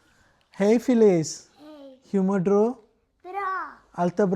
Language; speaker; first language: Swedish; non-native, learner; Malayalam